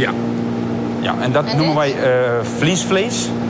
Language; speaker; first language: Dutch; non-native, fluent; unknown